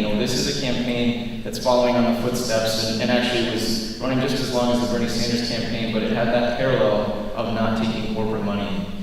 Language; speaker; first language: English; native; English